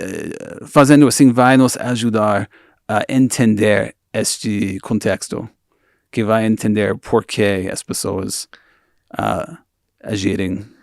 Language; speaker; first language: Portuguese; non-native, fluent; English